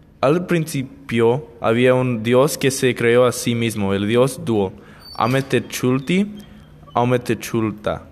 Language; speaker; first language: Spanish; non-native, learner; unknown